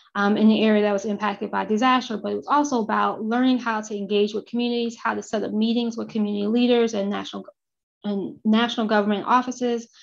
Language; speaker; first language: English; native; English